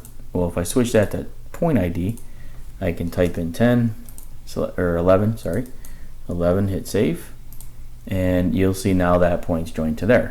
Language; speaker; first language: English; native; English